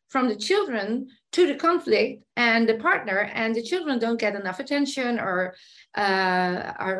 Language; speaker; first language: English; non-native, fluent; Dutch